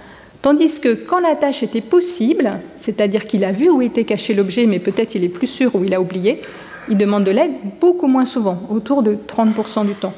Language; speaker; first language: French; native; French